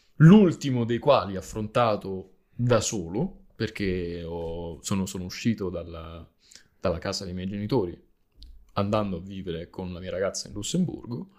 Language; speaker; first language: Italian; native; Italian